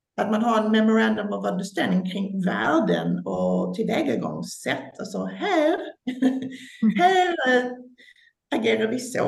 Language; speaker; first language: Swedish; non-native, fluent; English